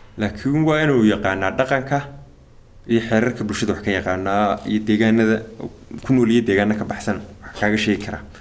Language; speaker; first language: Somali; native; Somali